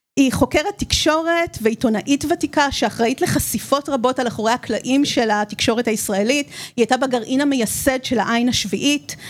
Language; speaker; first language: Hebrew; native; Hebrew